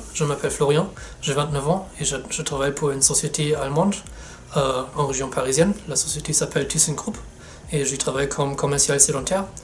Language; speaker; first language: French; non-native, fluent; German